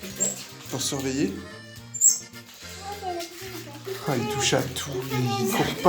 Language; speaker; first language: French; native; French